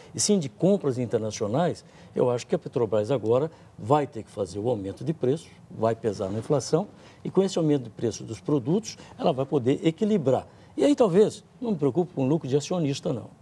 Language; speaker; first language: Portuguese; native; Portuguese